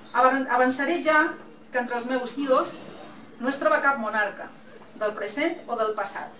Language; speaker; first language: Catalan; non-native, local second language; Spanish